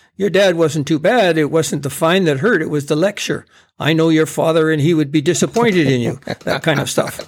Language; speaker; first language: English; native; English